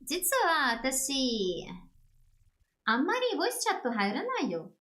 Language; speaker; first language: Japanese; non-native, learner; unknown